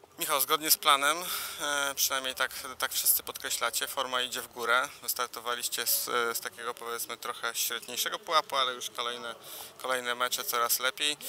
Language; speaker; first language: Polish; native; Polish